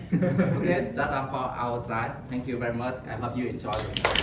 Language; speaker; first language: English; non-native, learner; Vietnamese